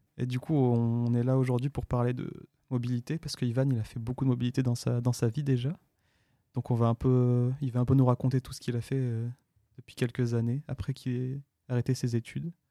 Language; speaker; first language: French; native; French